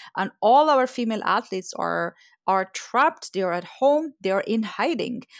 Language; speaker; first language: English; non-native, fluent; Persian